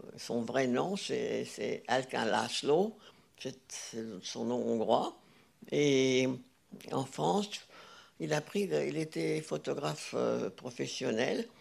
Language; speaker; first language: French; non-native, fluent; Hungarian